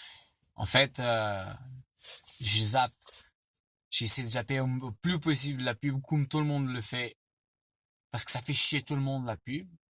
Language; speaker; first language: French; non-native, fluent; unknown